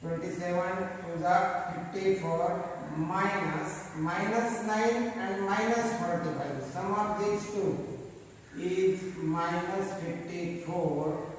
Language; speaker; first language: English; non-native, local second language; Marathi